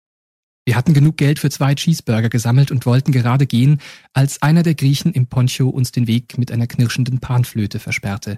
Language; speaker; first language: German; native; German